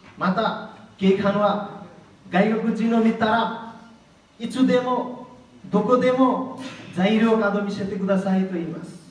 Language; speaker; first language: Japanese; non-native, learner; Nepali